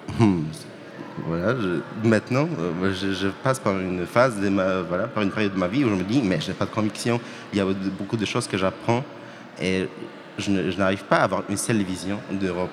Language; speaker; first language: French; non-native, fluent; Polish